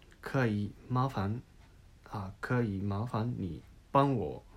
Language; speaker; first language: Chinese; non-native, learner; Japanese